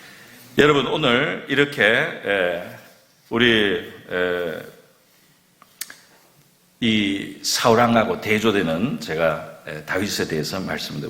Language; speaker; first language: Korean; native; Korean